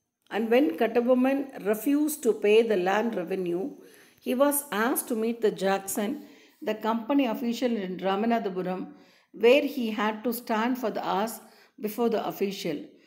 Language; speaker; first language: English; non-native, local second language; Tamil